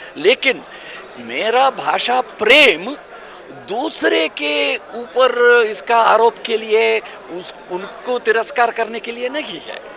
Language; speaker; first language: Hindi; non-native, local second language; Kannada